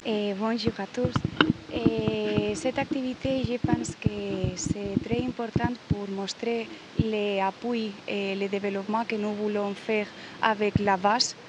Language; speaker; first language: French; non-native, learner; Spanish